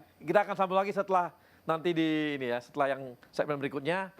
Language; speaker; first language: Indonesian; native; Indonesian